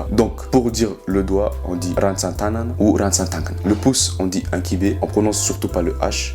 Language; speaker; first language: French; non-native, local second language; Malagasy